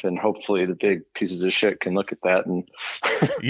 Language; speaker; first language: English; native; English